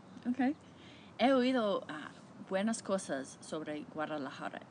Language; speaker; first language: Spanish; non-native, learner; English